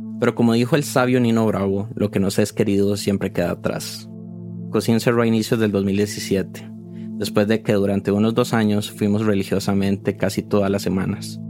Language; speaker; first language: Spanish; native; Spanish